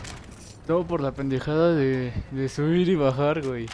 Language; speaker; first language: Spanish; native; Spanish